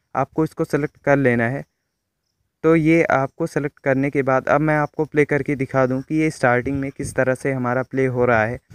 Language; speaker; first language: Hindi; native; Hindi